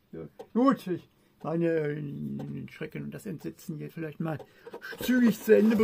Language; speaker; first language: German; native; German